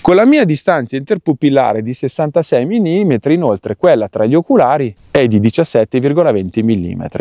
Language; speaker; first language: Italian; native; Italian